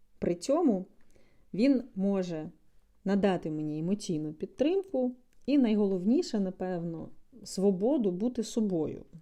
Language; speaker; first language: Ukrainian; non-native, local second language; Russian